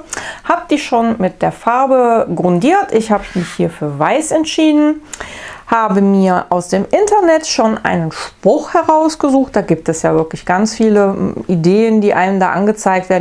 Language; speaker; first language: German; native; German